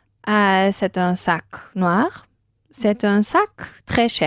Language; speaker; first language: French; non-native, learner; Spanish